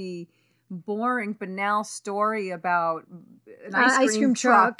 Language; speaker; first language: English; early bilingual, other home language; Spanish